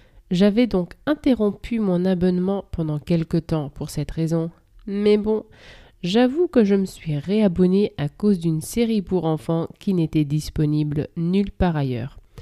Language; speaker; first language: French; native; French